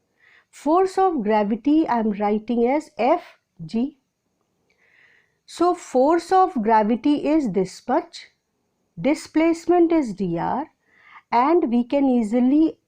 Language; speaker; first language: English; non-native, local second language; Hindi